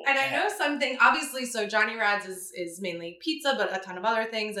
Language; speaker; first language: English; native; English